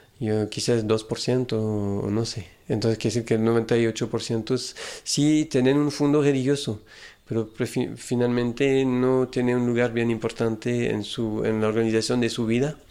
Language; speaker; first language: Spanish; non-native, fluent; French